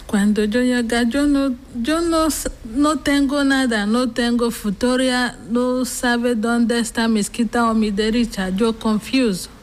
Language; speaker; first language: Spanish; non-native, learner; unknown